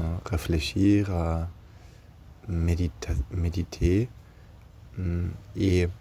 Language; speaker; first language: French; non-native, learner; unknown